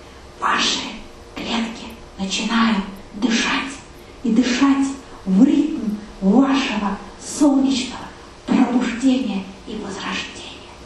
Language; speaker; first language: Russian; native; Russian